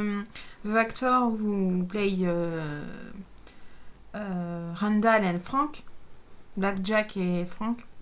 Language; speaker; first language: English; non-native, learner; French